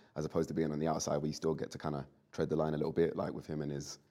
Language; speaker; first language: English; native; English